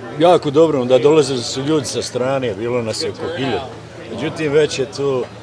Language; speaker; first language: Serbian; native; Serbian